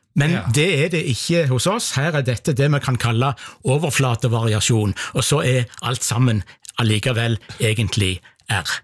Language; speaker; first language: Norwegian; native; Norwegian